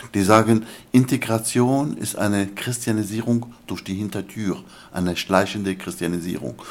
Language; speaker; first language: German; non-native, fluent; Arabic